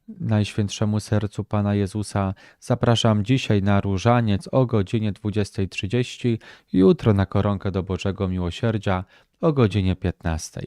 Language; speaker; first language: Polish; native; Polish